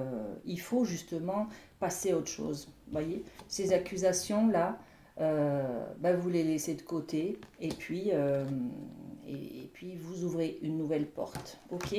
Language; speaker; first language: French; native; French